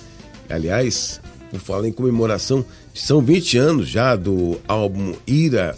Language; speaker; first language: Portuguese; native; Portuguese